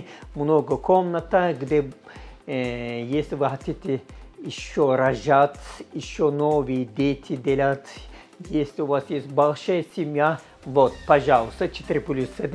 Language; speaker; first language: Russian; non-native, learner; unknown